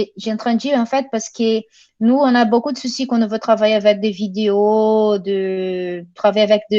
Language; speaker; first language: French; non-native, fluent; Portuguese